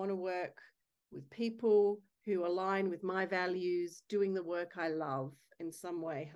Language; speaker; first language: English; native; English